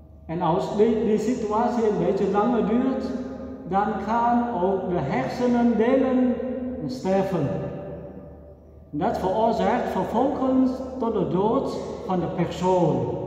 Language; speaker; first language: Dutch; non-native, fluent; Vietnamese